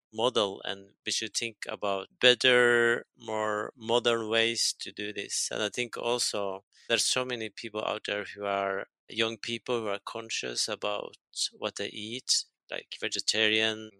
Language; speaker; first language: English; non-native, fluent; Norwegian